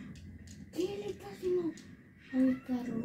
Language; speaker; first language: Spanish; early bilingual, heritage; Spanish